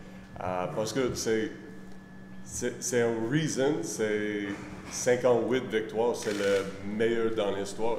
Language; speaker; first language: French; non-native, learner; English